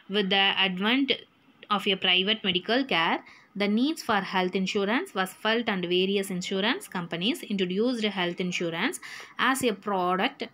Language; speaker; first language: English; non-native, local second language; Tamil